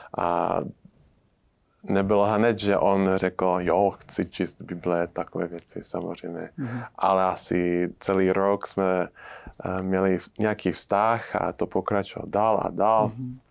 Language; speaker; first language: Czech; non-native, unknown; English